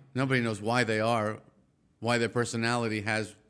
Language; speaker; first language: English; native; English